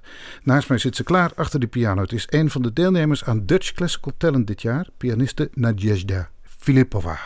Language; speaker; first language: Dutch; native; Dutch